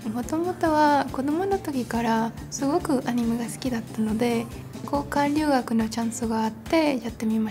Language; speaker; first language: Japanese; non-native, fluent; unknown